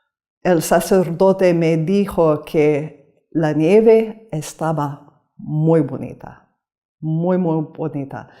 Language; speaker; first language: Spanish; non-native, learner; English